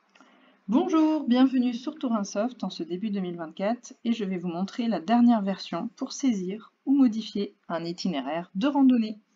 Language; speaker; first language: French; native; French